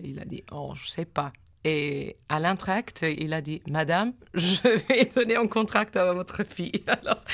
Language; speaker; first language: French; non-native, fluent; English